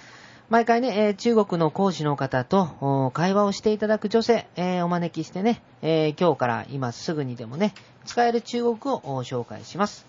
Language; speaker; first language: Japanese; native; Japanese